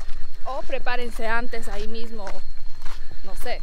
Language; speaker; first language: Spanish; native; Spanish